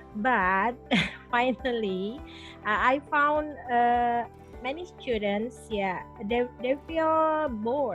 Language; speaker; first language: English; non-native, local second language; Indonesian